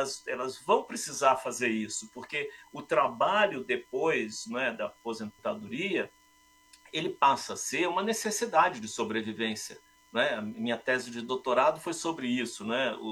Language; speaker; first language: Portuguese; native; Portuguese